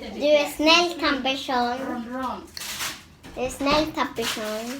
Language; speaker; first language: Swedish; early bilingual, other home language; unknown